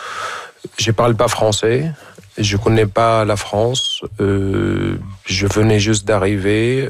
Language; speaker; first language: French; non-native, fluent; Arabic